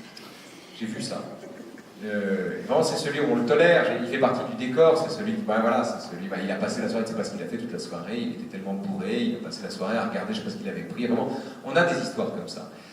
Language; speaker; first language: French; native; French